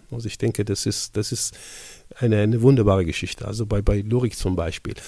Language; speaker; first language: German; non-native, fluent; Persian